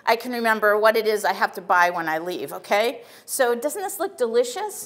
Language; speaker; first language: English; native; English